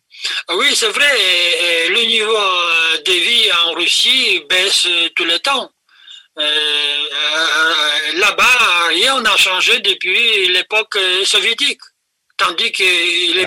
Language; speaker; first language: French; non-native, fluent; Polish